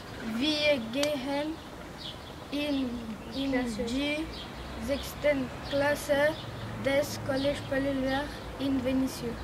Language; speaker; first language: German; non-native, learner; French